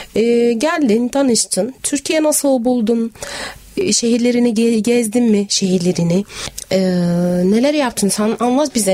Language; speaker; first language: Turkish; non-native, fluent; Arabic